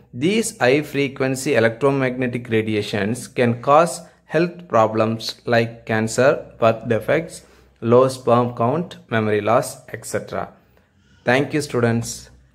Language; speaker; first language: English; non-native, local second language; Tamil